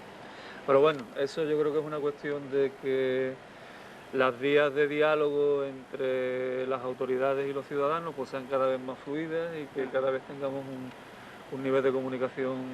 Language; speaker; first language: Spanish; native; Spanish